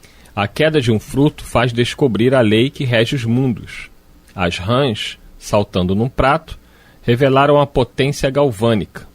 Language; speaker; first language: Portuguese; native; Portuguese